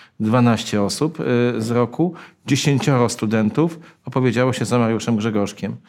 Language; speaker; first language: Polish; native; Polish